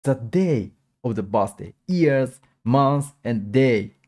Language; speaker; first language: English; non-native, learner; Japanese